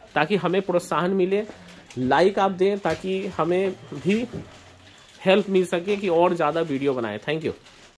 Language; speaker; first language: Hindi; native; Hindi